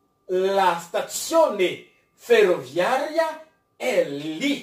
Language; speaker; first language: Italian; non-native, fluent; French